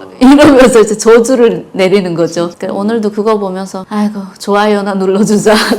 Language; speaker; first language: Korean; native; Korean